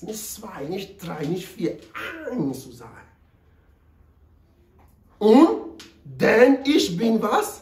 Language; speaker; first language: German; non-native, learner; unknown